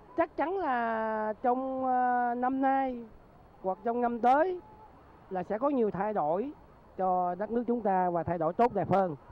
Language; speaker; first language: Vietnamese; native; Vietnamese